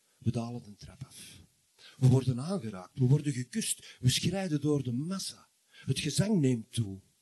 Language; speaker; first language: Dutch; native; Dutch